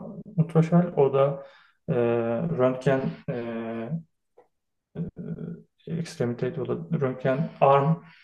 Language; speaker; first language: German; non-native, learner; Turkish